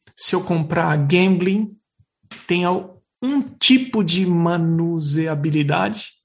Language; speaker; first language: Portuguese; native; Portuguese